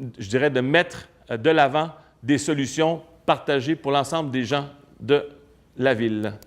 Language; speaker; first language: French; native; French